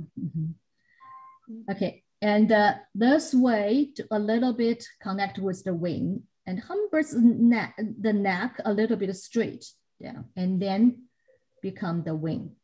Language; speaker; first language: English; non-native, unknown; Chinese